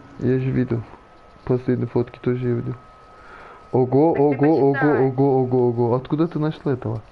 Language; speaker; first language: Russian; non-native, learner; Turkish